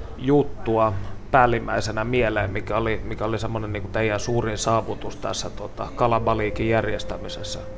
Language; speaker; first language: Finnish; native; Finnish